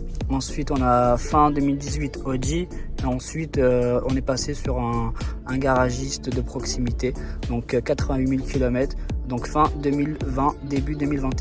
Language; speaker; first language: French; native; French